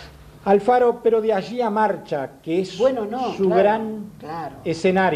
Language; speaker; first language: Spanish; native; Spanish